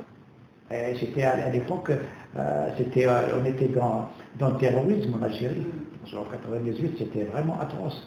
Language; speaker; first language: French; non-native, local second language; Kabyle